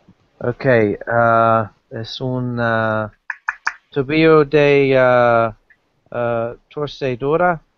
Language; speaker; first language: Spanish; non-native, learner; English